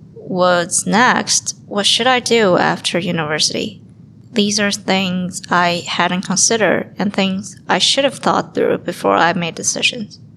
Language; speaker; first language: English; non-native, fluent; Chinese